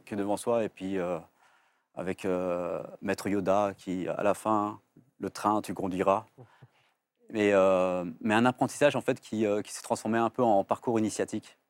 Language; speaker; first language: French; native; French